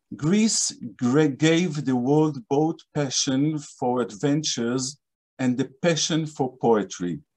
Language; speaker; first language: English; non-native, fluent; Hebrew